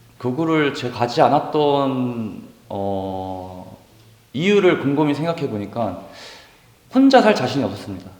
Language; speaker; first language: Korean; native; Korean